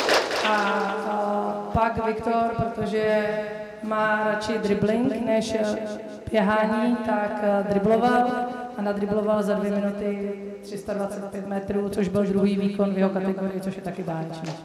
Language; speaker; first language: Czech; native; Czech